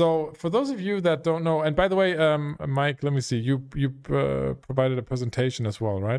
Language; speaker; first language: English; non-native, fluent; German